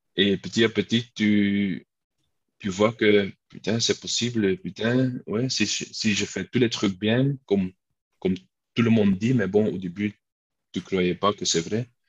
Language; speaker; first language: French; non-native, local second language; Dutch